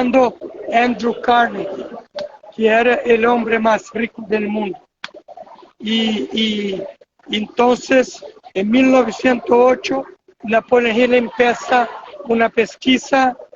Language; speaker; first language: Spanish; non-native, fluent; Portuguese